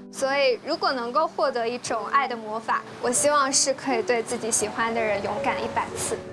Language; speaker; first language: Chinese; native; Chinese